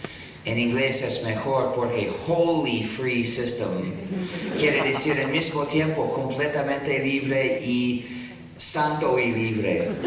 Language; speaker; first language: Spanish; non-native, fluent; English